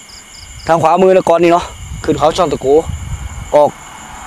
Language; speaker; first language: Thai; non-native, local second language; Northeastern Thai